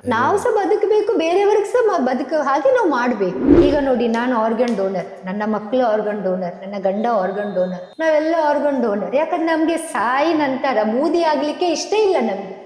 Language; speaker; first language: Kannada; non-native, local second language; Tulu